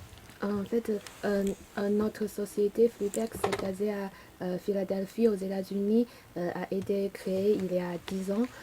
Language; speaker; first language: French; non-native, learner; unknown